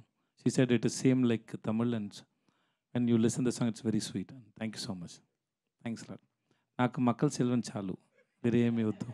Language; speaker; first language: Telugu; non-native, learner; Tamil